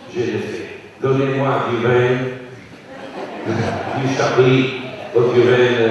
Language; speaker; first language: French; non-native, learner; Italian